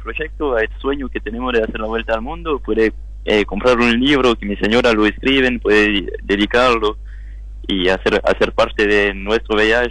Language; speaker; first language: Spanish; non-native, learner; French